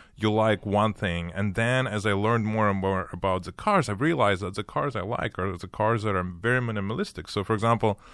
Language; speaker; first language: English; early bilingual, other home language; Ukrainian